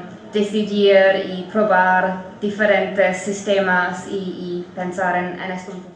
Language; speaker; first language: Spanish; non-native, fluent; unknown